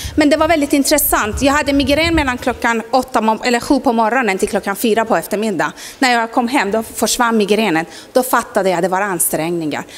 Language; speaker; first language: Swedish; non-native, fluent; Persian